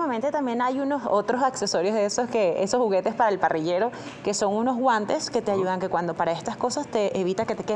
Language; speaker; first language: Spanish; native; Spanish